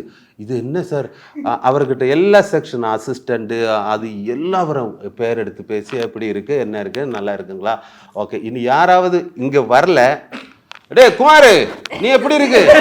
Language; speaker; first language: Tamil; non-native, learner; Malayalam